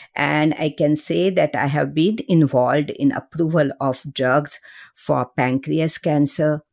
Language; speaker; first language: English; non-native, local second language; Marathi